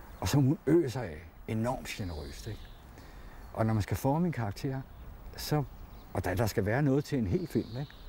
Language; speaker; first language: Danish; native; Danish